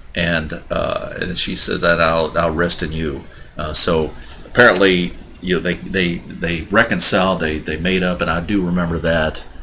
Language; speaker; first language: English; native; English